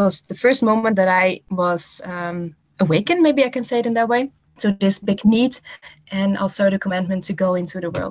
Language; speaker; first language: English; non-native, fluent; Dutch